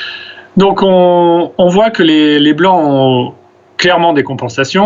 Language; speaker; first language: French; native; French